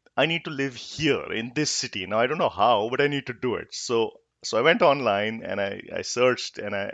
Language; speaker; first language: English; non-native, local second language; Hindi